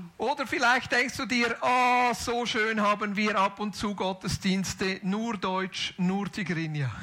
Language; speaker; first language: German; native; German